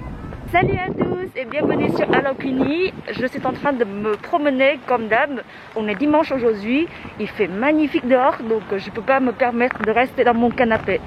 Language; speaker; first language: French; non-native, fluent; Vietnamese